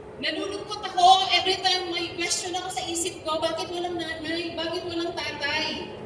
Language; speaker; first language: Filipino; non-native, local second language; Waray